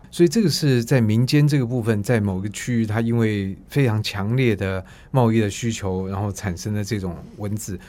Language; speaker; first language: Chinese; native; Chinese